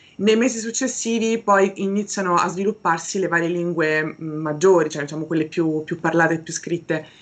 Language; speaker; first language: Italian; native; Italian